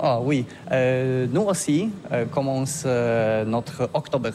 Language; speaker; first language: French; non-native, learner; Polish